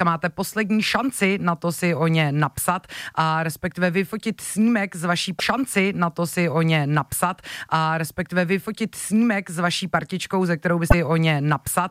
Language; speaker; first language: Czech; native; Czech